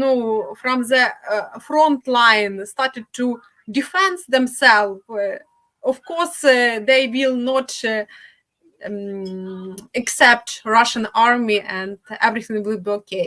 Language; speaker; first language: English; non-native, fluent; Ukrainian